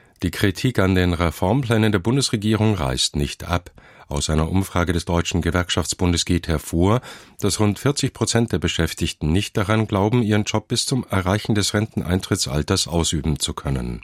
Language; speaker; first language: German; native; German